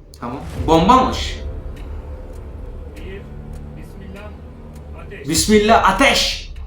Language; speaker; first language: Turkish; non-native, learner; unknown